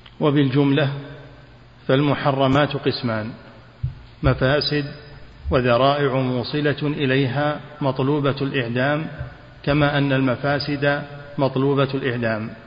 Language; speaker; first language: Arabic; native; Arabic